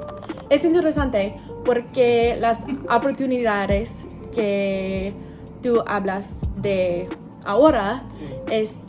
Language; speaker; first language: Spanish; non-native, learner; English